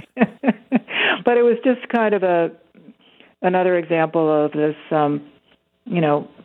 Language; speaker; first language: English; native; English